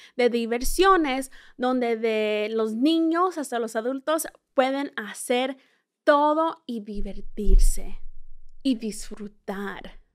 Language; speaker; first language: Spanish; early bilingual, heritage; Spanish